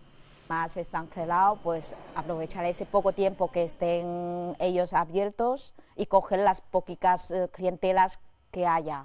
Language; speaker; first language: Spanish; non-native, fluent; Chinese